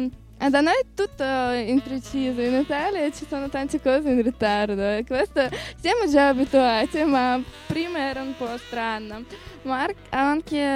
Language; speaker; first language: Italian; non-native, learner; Russian